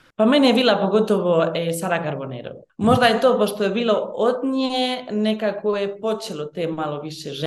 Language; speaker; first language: Croatian; early bilingual, heritage; Bosnian